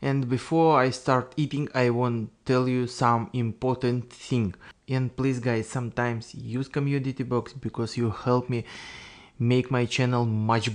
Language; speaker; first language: English; non-native, learner; Russian